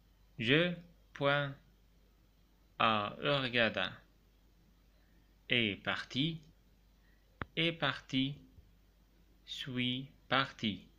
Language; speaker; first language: French; non-native, fluent; Arabic